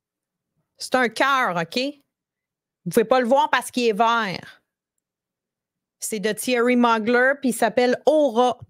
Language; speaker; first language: French; native; French